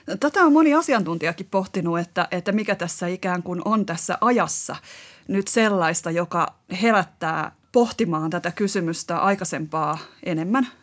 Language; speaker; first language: Finnish; native; Finnish